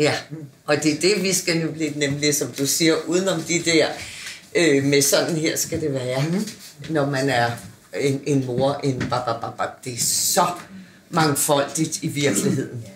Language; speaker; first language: Danish; native; Danish